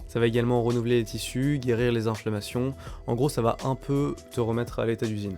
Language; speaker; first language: French; native; French